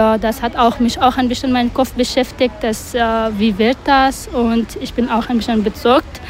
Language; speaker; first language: Dutch; non-native, learner; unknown